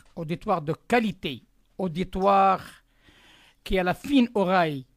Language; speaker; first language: French; non-native, local second language; Arabic